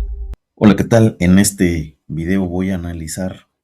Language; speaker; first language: Spanish; native; Spanish